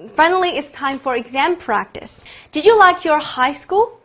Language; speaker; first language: English; non-native, fluent; Chinese